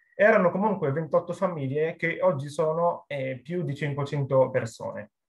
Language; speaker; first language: Italian; non-native, fluent; Arabic